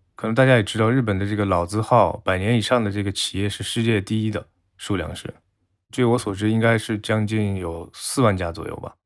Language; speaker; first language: Chinese; non-native, fluent; Japanese